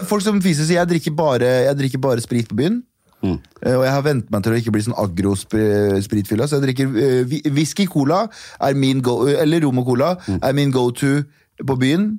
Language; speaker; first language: Norwegian; early bilingual, other home language; Kurdish